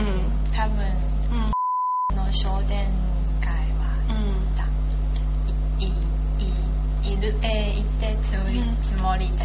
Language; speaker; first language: Japanese; non-native, learner; Chinese